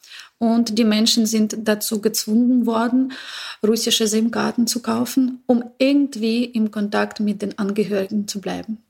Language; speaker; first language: German; non-native, fluent; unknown